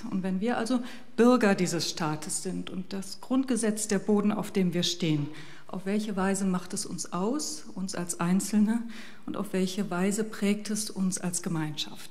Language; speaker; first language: German; native; German